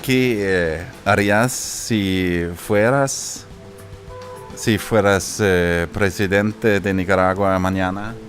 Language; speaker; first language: Spanish; non-native, learner; Danish